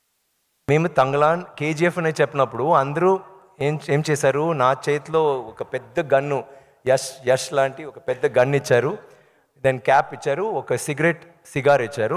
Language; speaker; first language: Telugu; non-native, learner; Tamil